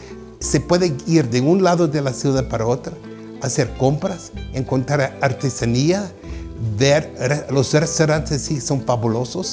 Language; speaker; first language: Spanish; non-native, fluent; English